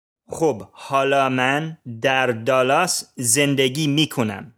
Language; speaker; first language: Persian; non-native, learner; English